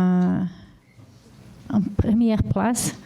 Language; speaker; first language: French; non-native, learner; Portuguese